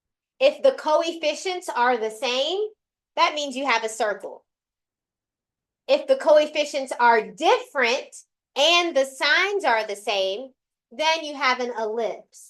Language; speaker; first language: English; native; English